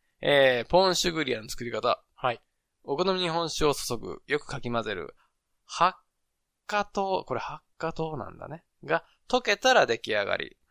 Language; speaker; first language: Japanese; native; Japanese